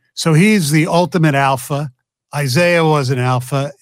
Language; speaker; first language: English; native; English